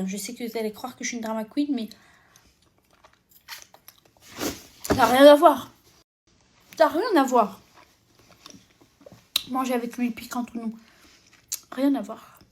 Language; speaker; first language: French; native; French